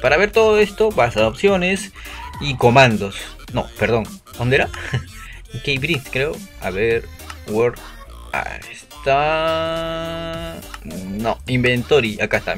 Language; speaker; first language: Spanish; native; Spanish